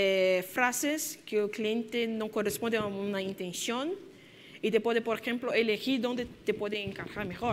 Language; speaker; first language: Spanish; non-native, fluent; Portuguese